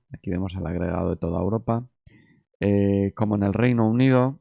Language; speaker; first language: Spanish; native; Spanish